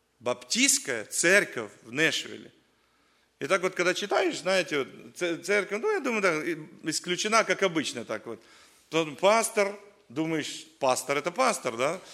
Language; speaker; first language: Russian; native; Russian